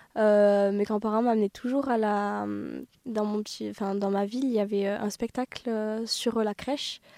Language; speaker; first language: French; native; French